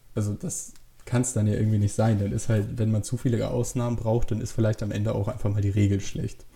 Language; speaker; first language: German; native; German